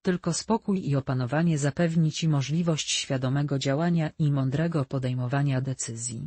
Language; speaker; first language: Polish; native; Polish